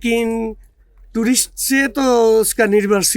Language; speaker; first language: Hindi; non-native, local second language; Bangla